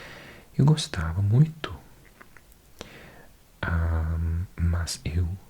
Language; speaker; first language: Portuguese; non-native, fluent; English